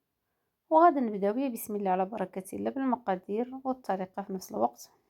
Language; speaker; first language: Arabic; native; Arabic